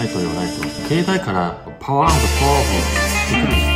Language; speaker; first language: Japanese; non-native, learner; Chinese